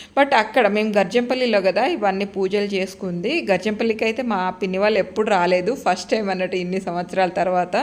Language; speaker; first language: Telugu; non-native, local second language; Lambadi